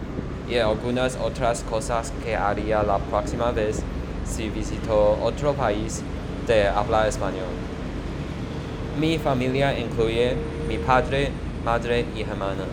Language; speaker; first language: Spanish; non-native, learner; Chinese